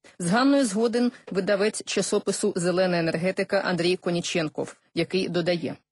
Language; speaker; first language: Ukrainian; native; Ukrainian